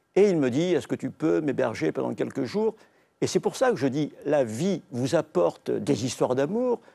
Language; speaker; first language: French; native; French